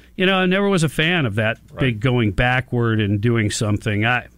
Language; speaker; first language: English; native; English